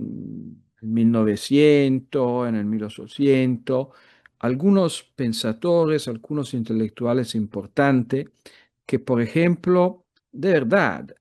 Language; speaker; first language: Spanish; non-native, fluent; Italian